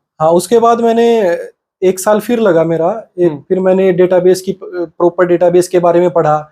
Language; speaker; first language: Hindi; native; Hindi